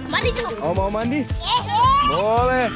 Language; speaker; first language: Indonesian; non-native, learner; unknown